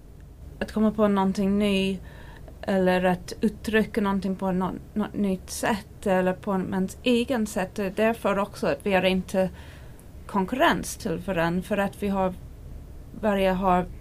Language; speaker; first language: Swedish; non-native, learner; English